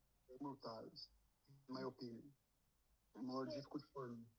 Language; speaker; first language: English; non-native, learner; Portuguese